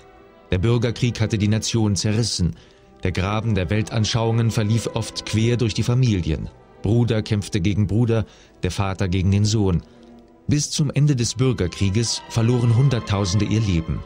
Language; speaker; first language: German; native; German